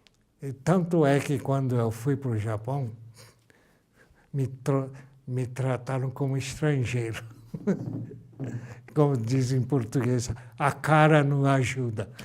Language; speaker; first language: Portuguese; early bilingual, other home language; Japanese